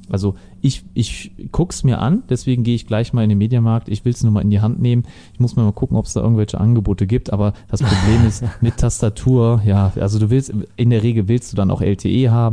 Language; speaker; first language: German; native; German